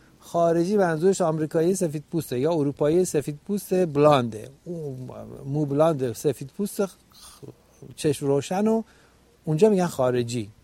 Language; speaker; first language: Persian; native; Persian